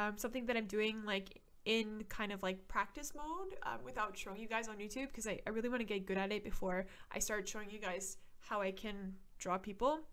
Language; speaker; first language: English; native; English